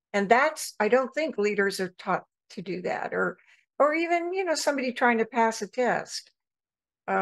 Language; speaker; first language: English; native; English